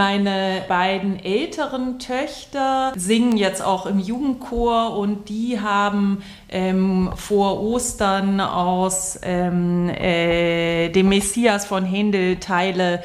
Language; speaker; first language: German; native; German